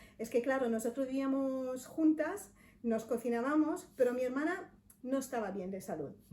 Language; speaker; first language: Spanish; non-native, fluent; Italian